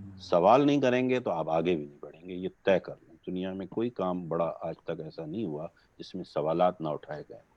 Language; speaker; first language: Urdu; non-native, local second language; Gujarati